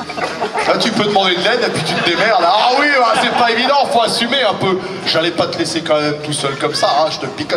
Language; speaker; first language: French; native; French